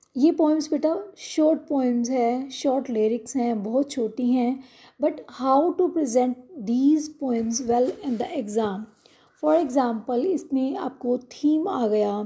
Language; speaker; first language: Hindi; non-native, local second language; Punjabi